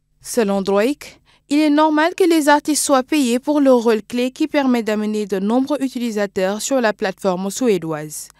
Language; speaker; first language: French; non-native, local second language; Wolof